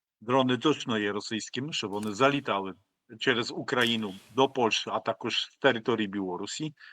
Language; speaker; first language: Polish; non-native, learner; Ukrainian